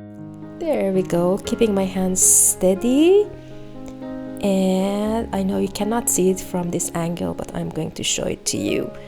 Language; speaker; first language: English; non-native, fluent; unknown